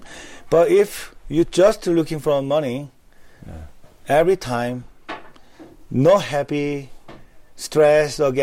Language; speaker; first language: English; non-native, learner; Korean